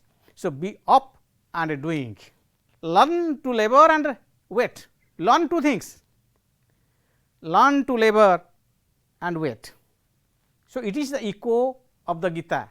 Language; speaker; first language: English; non-native, local second language; Odia